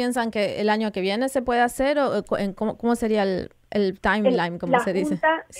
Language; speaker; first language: Spanish; native; Spanish